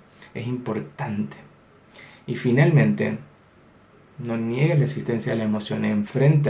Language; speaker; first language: Spanish; native; Spanish